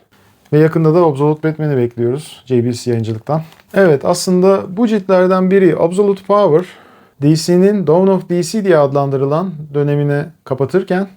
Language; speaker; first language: Turkish; native; Turkish